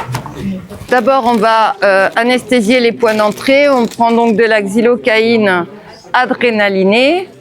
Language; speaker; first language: French; native; French